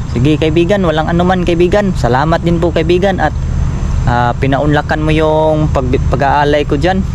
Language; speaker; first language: Filipino; non-native, local second language; Cebuano